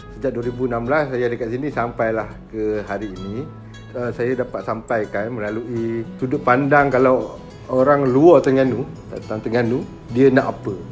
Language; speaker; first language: Malay; native; Malay